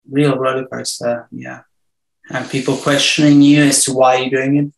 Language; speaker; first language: English; native; English